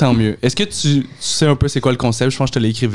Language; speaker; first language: French; native; French